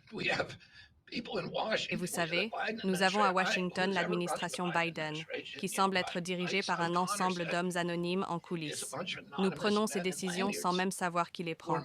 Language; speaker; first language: French; native; French